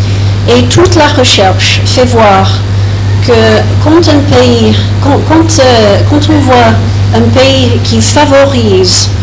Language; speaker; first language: French; non-native, fluent; English